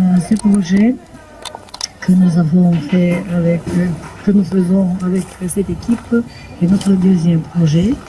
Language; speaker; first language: French; non-native, fluent; Bulgarian